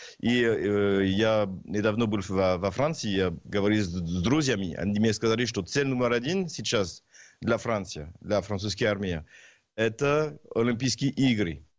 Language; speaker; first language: Russian; non-native, learner; French